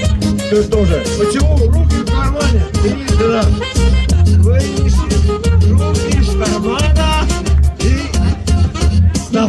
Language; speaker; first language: Russian; non-native, fluent; Estonian